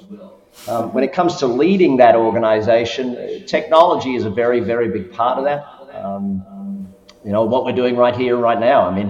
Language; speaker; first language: English; native; English